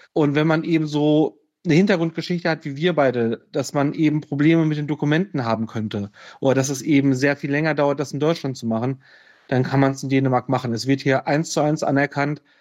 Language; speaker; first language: German; native; German